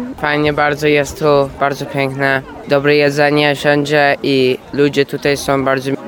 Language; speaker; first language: Polish; early bilingual, heritage; Polish